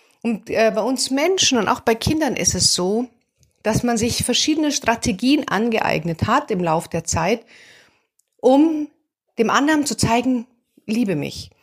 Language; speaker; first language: German; native; German